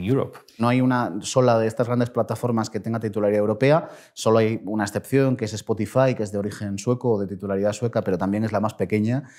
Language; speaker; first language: Spanish; native; Spanish